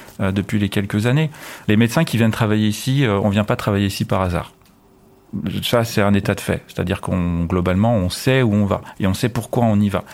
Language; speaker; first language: French; native; French